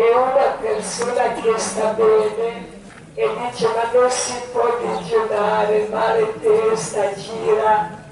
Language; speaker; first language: Italian; non-native, learner; Croatian